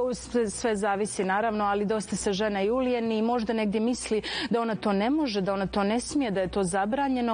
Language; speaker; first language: Serbian; native; Serbian